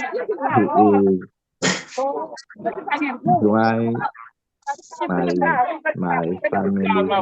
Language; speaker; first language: English; non-native, learner; Haitian Creole